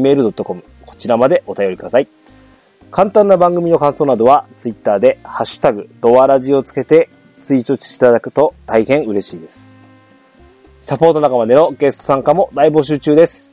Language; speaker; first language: Japanese; native; Japanese